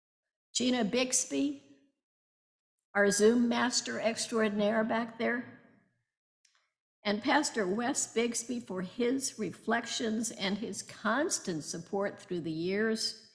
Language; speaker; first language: English; native; English